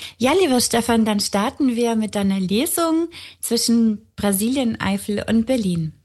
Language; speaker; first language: German; native; German